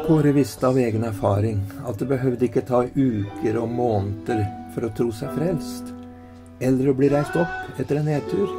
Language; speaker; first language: Norwegian; native; Norwegian